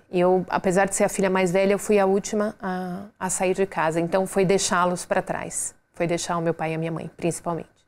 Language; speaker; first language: Portuguese; native; Portuguese